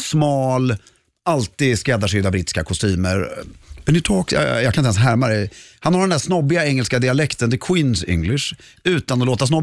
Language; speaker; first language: Swedish; native; Swedish